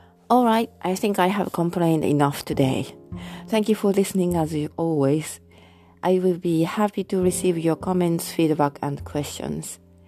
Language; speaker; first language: English; non-native, fluent; Japanese